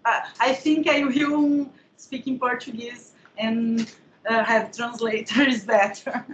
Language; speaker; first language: English; non-native, learner; Portuguese